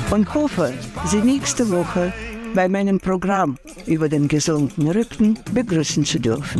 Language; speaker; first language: German; non-native, fluent; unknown